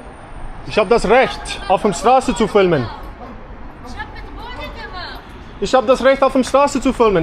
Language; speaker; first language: German; non-native, learner; English